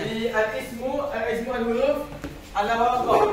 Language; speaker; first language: Arabic; non-native, learner; Malay